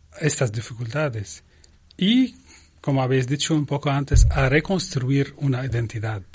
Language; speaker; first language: Spanish; non-native, learner; Arabic